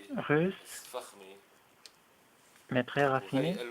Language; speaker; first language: French; non-native, fluent; Arabic